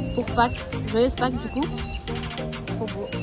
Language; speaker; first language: French; native; French